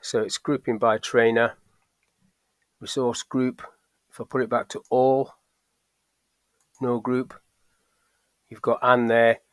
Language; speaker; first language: English; native; English